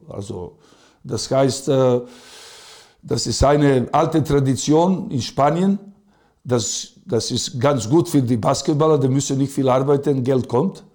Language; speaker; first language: German; non-native, fluent; Serbian